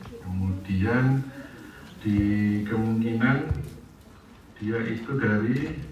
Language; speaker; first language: Indonesian; native; Indonesian